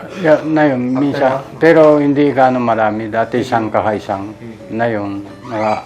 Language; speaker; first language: Filipino; non-native, learner; Japanese